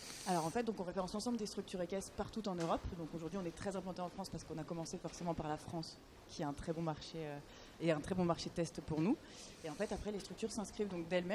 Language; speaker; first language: French; native; French